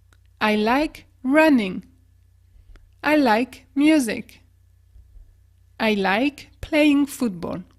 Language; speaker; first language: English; non-native, fluent; French